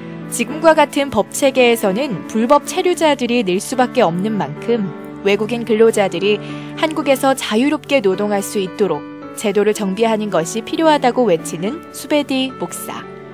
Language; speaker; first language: Korean; native; Korean